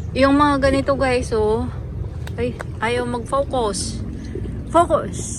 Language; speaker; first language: Filipino; non-native, local second language; Waray